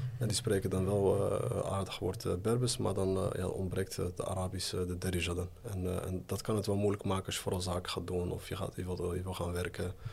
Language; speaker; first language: Dutch; early bilingual, other home language; Arabic